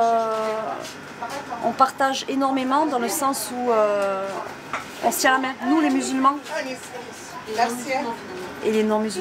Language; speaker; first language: French; native; French